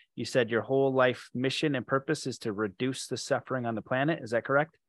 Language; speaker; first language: English; native; English